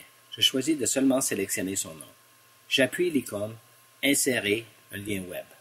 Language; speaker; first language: French; non-native, local second language; English